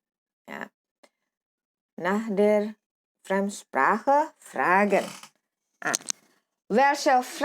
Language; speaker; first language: German; non-native, fluent; Indonesian